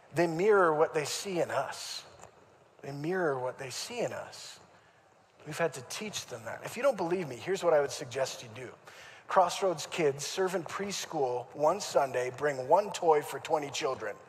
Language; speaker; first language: English; native; English